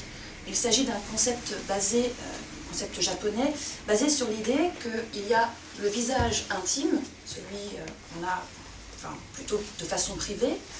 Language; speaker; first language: French; native; French